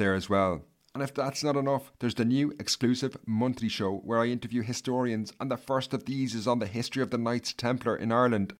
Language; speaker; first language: English; native; English